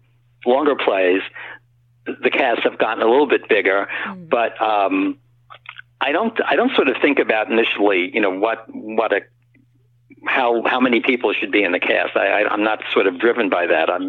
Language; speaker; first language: English; native; English